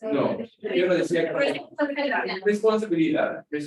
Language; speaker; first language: Spanish; non-native, fluent; English